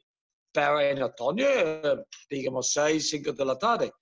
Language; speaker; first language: Spanish; non-native, fluent; Dutch